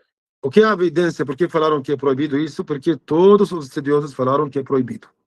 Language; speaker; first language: Portuguese; non-native, fluent; Arabic